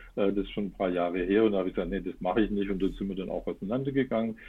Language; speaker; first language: German; native; German